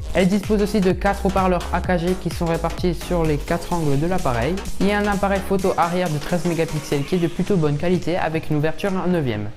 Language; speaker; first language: French; native; French